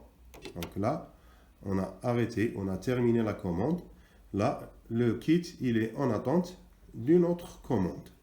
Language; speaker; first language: French; non-native, local second language; Arabic